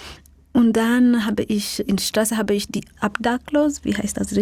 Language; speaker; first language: German; non-native, learner; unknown